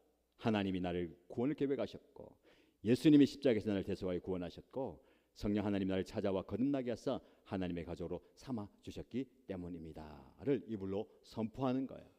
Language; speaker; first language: Korean; native; Korean